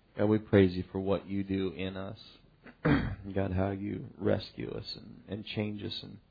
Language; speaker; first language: English; native; English